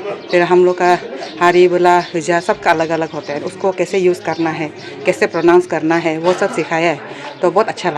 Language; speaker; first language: Hindi; non-native, local second language; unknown